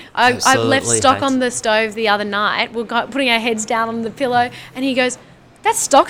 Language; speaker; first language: English; native; English